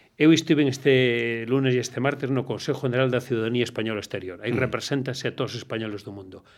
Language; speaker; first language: Galician; non-native, local second language; Spanish